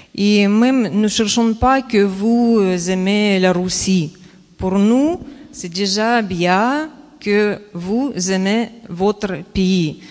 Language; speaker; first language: French; non-native, learner; Russian